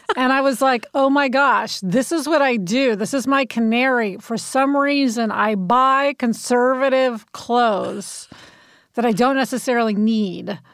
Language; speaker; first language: English; native; English